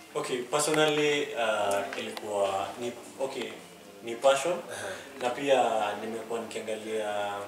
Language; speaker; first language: Swahili; non-native, local second language; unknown